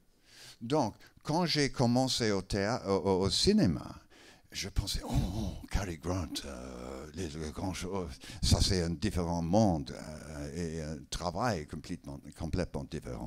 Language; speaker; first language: French; non-native, learner; English